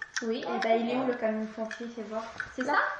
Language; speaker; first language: French; native; French